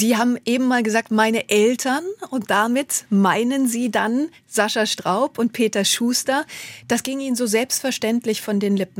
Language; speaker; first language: German; native; German